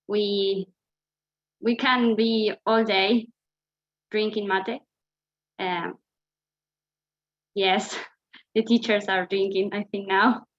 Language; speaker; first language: English; non-native, fluent; Spanish